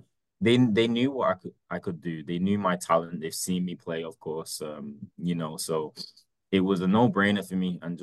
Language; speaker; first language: English; native; English